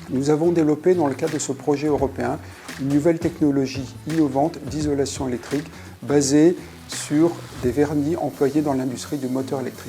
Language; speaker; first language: French; native; French